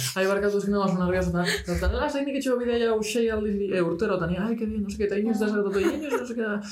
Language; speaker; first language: Basque; non-native, local second language; Spanish